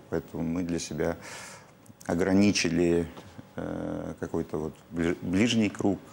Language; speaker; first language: Russian; native; Russian